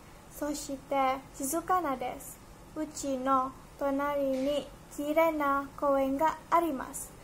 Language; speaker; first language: Japanese; non-native, learner; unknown